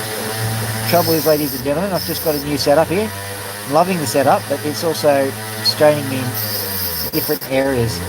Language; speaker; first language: English; native; English